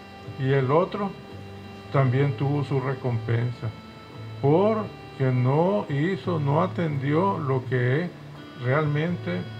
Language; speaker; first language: Spanish; native; Spanish